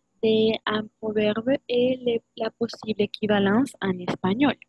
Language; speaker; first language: French; non-native, learner; Spanish